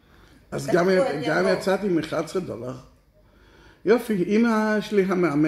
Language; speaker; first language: Hebrew; native; Hebrew